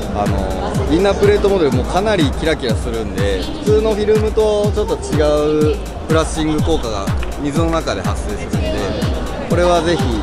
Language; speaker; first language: Japanese; native; Japanese